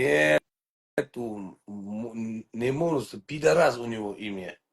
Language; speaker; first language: Russian; non-native, learner; Uzbek